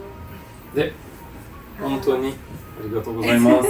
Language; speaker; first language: Japanese; non-native, learner; Lithuanian